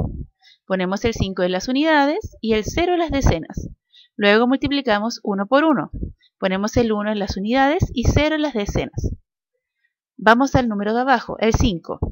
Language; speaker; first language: Spanish; native; Spanish